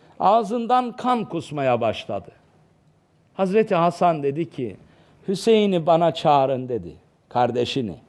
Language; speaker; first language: Turkish; native; Turkish